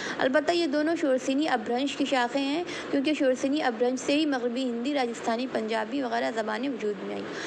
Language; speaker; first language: Urdu; native; Urdu